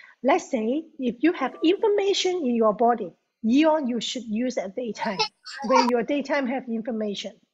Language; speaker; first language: English; non-native, local second language; Cantonese